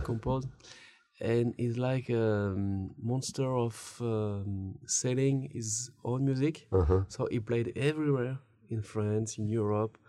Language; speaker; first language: English; non-native, learner; French